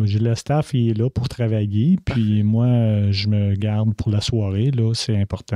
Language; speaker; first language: French; native; French